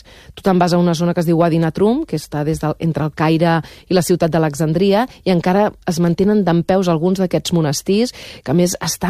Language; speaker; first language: Catalan; native; Catalan